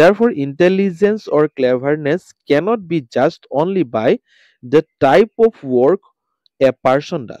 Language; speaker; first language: English; non-native, local second language; Assamese